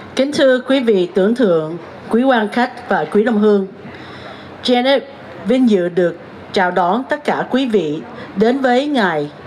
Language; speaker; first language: Vietnamese; early bilingual, heritage; Vietnamese